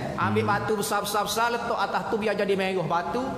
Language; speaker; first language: Malay; native; Malay